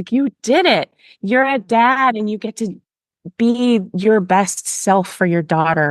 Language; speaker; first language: English; native; English